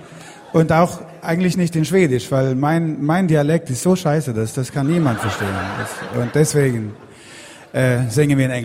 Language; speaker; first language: German; non-native, learner; Swedish